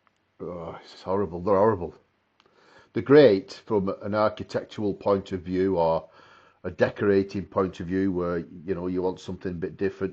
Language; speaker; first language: English; native; English